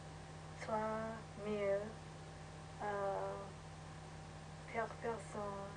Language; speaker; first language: French; non-native, learner; English